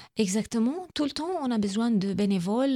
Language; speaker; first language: French; non-native, local second language; Arabic